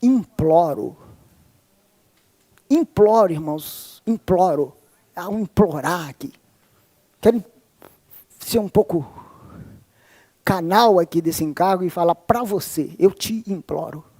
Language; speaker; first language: Portuguese; native; Portuguese